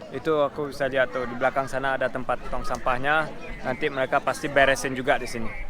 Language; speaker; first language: Indonesian; early bilingual, heritage; Indonesian